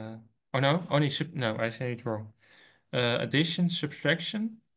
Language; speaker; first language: English; non-native, fluent; Dutch